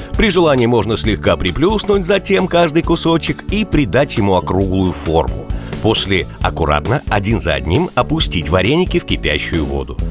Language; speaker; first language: Russian; native; Russian